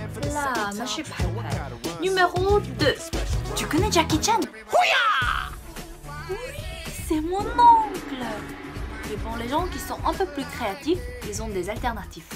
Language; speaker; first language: French; non-native, fluent; Korean